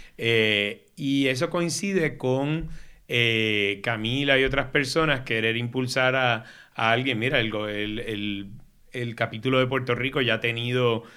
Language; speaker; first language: Spanish; native; Spanish